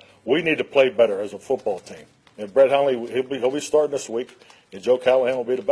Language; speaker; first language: English; native; English